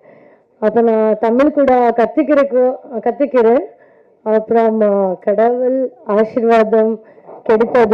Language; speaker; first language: Tamil; non-native, learner; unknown